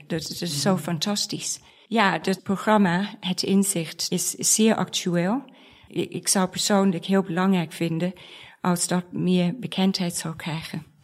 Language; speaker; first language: Dutch; non-native, fluent; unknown